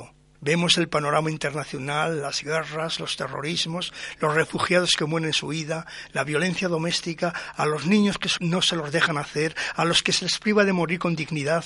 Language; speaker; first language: Spanish; native; Spanish